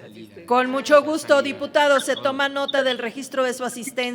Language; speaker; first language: Spanish; native; Spanish